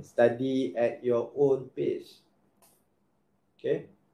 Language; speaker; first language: English; non-native, local second language; Malay